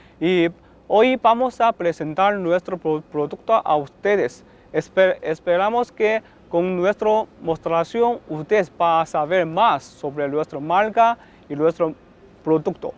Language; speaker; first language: Spanish; non-native, learner; Chinese